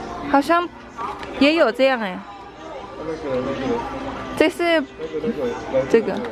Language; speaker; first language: Chinese; non-native, learner; Filipino